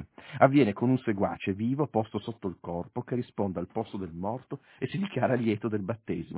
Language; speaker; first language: Italian; native; Italian